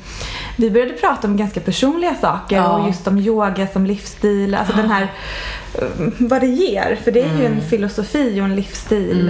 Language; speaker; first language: Swedish; native; Swedish